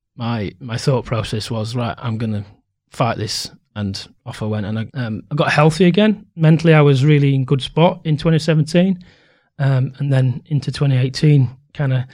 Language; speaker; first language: English; native; English